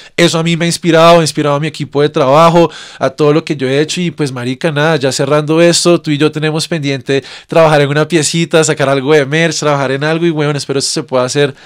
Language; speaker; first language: Spanish; native; Spanish